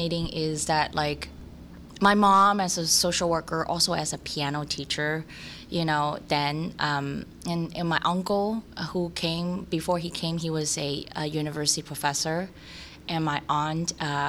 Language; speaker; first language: English; early bilingual, other home language; Cantonese